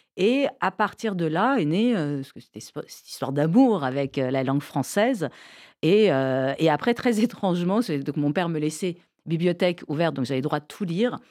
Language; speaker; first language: French; early bilingual, other home language; Persian